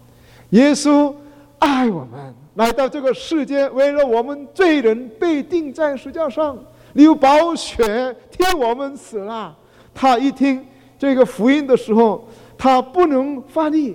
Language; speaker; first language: Chinese; non-native, fluent; Korean